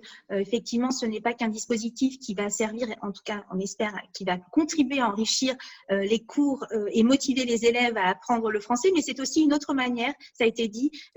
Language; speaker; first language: French; native; French